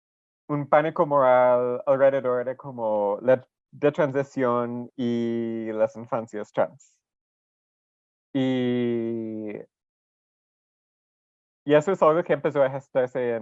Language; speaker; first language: Spanish; non-native, fluent; English